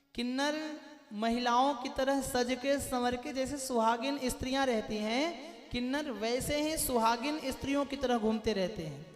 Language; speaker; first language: Hindi; non-native, local second language; Marathi